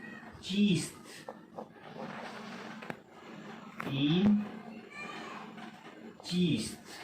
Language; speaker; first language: Persian; non-native, fluent; Urdu